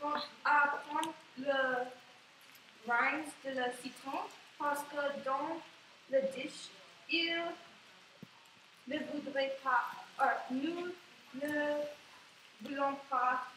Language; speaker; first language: French; non-native, learner; English